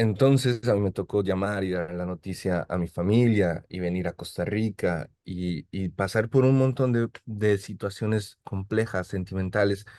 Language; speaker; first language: Spanish; native; Spanish